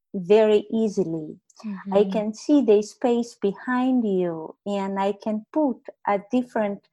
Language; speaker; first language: English; non-native, fluent; Portuguese